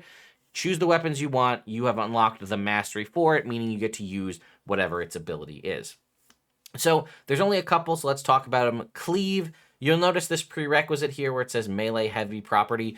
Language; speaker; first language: English; native; English